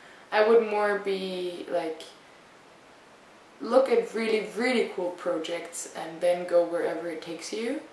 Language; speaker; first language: English; non-native, fluent; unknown